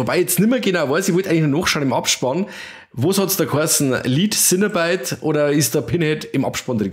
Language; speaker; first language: German; native; German